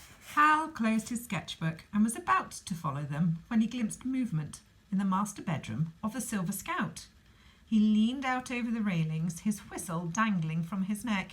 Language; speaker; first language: English; native; English